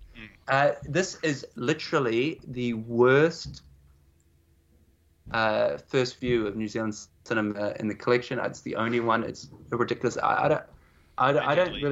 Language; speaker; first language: English; native; English